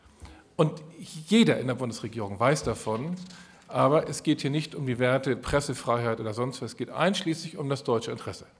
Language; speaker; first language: German; native; German